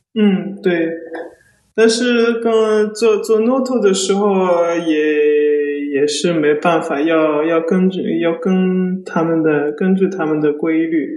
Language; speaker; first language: Chinese; early bilingual, heritage; Chinese